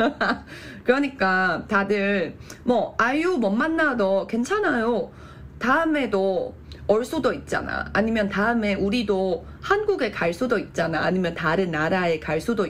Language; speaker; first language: Korean; non-native, fluent; Chinese